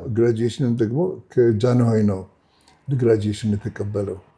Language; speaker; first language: Amharic; non-native, local second language; Armenian